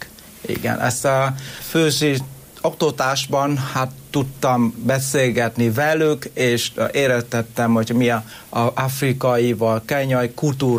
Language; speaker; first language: Hungarian; non-native, learner; Vietnamese